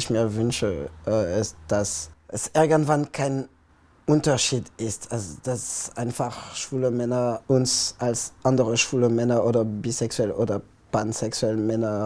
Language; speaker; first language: German; non-native, fluent; French